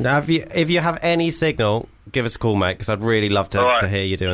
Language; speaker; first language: English; native; English